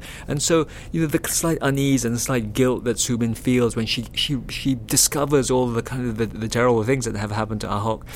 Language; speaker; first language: English; non-native, local second language; Chinese